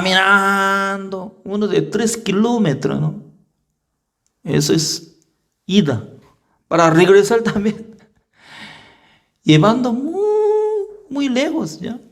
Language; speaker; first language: Spanish; non-native, fluent; Korean